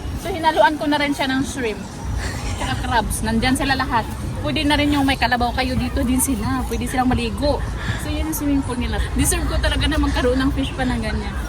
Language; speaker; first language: Filipino; native; Filipino